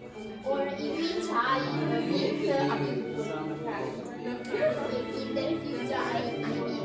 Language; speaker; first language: English; non-native, learner; Italian